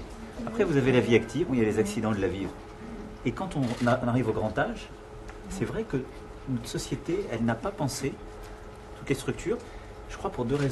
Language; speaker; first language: French; native; French